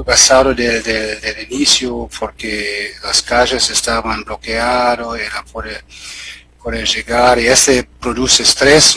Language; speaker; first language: Spanish; non-native, fluent; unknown